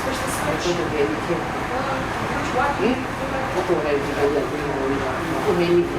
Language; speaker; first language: Chinese; native; Chinese